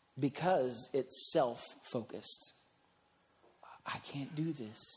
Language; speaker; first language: English; native; English